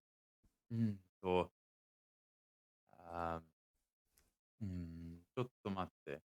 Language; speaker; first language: Japanese; non-native, learner; English